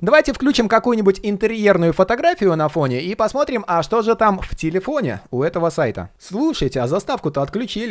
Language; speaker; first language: Russian; native; Russian